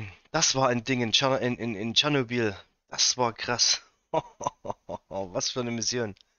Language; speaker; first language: German; native; German